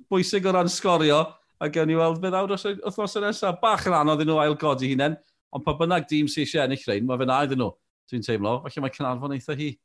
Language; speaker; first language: Welsh; native; Welsh